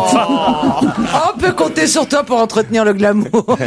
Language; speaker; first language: French; native; French